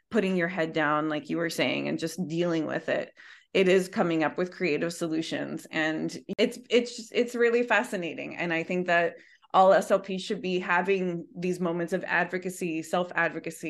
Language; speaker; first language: English; early bilingual, other home language; Spanish